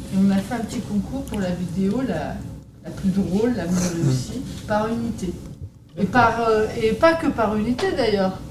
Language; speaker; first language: French; native; French